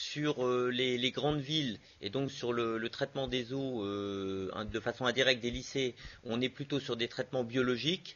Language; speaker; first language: French; native; French